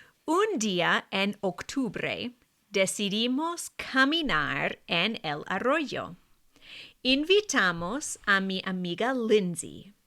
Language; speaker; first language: Spanish; non-native, fluent; English